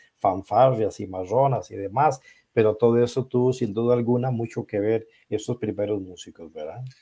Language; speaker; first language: Spanish; native; Spanish